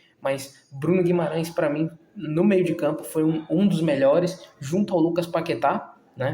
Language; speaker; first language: Portuguese; native; Portuguese